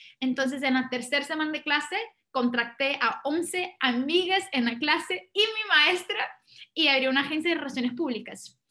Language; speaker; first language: Spanish; non-native, fluent; Portuguese